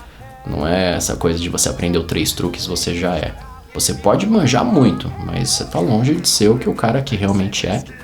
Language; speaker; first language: Portuguese; native; Portuguese